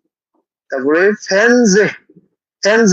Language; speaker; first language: German; non-native, learner; Bangla